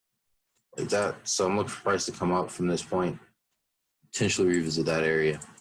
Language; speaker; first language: English; native; English